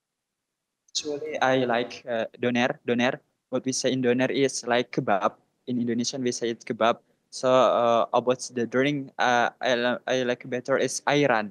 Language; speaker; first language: English; non-native, learner; Indonesian